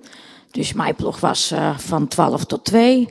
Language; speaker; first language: Dutch; non-native, fluent; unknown